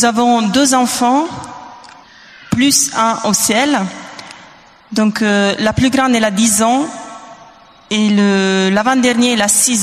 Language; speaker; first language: French; non-native, fluent; Italian